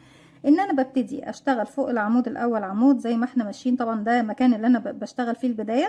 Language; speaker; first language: Arabic; native; Arabic